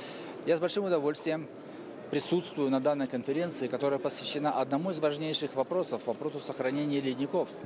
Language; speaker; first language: Russian; native; Russian